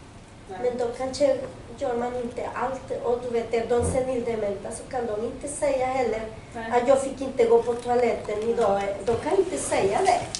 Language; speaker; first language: Swedish; non-native, fluent; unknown